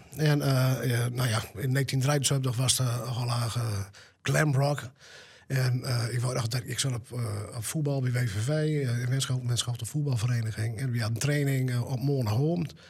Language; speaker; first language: Dutch; native; Dutch